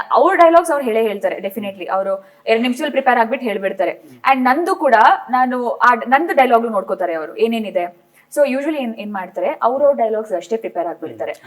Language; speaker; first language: Kannada; non-native, local second language; Tulu